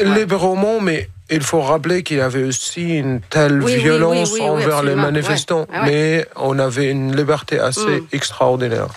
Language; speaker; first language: French; non-native, fluent; Arabic